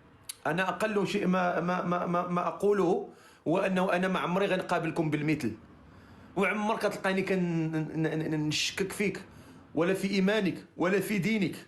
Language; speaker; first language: Arabic; native; Arabic